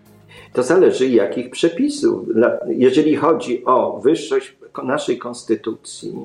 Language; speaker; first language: Polish; native; Polish